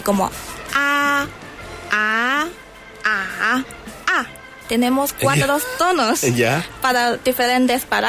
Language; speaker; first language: Spanish; non-native, learner; Chinese